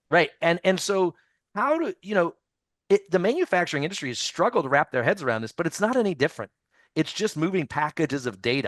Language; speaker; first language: English; native; English